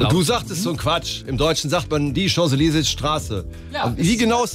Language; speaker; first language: German; native; German